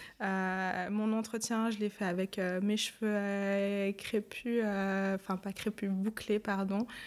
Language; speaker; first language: French; native; French